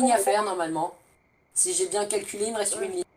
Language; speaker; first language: French; native; French